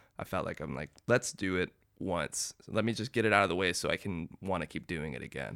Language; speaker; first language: English; native; English